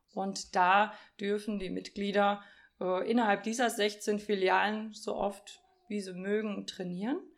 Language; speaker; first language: German; early bilingual, other home language; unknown